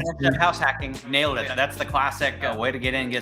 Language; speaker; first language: English; native; English